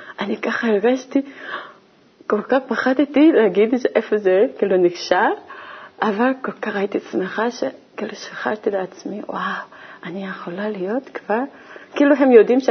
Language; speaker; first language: Hebrew; non-native, learner; Korean